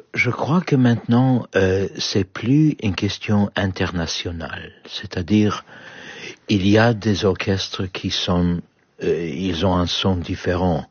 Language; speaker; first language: French; non-native, fluent; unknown